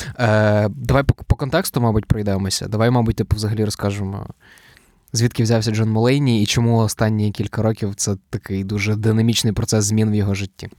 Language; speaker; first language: Ukrainian; native; Ukrainian